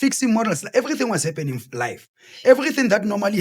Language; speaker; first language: English; non-native, local second language; Southern Sotho